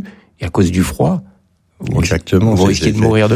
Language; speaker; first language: French; native; French